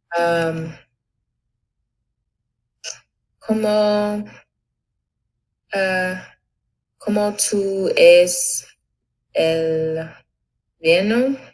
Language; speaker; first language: Spanish; non-native, learner; English